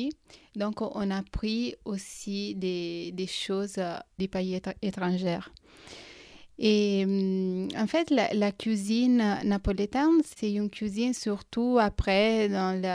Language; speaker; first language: French; non-native, fluent; Italian